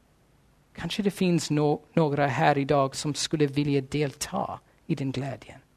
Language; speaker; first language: Swedish; non-native, fluent; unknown